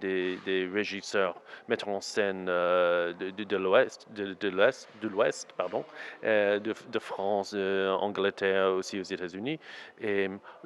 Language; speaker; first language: French; non-native, learner; English